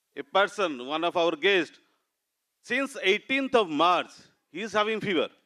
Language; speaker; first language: English; non-native, local second language; Odia